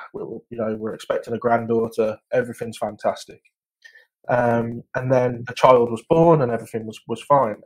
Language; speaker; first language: English; native; English